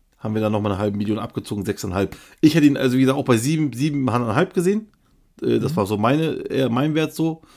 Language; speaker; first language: German; early bilingual, other home language; Turkish